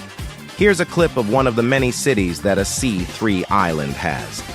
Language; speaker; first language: English; native; English